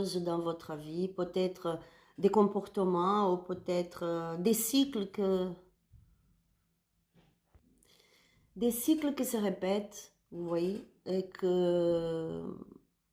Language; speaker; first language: French; non-native, learner; Spanish